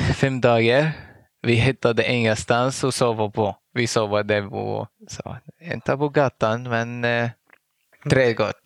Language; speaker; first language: Swedish; non-native, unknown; Arabic